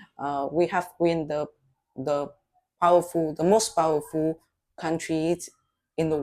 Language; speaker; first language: English; non-native, learner; Vietnamese